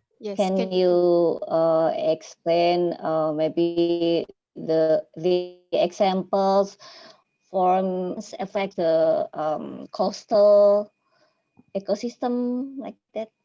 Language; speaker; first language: English; non-native, learner; Indonesian